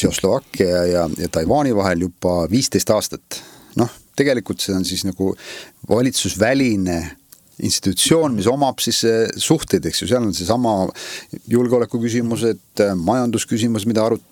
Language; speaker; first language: Estonian; native; Estonian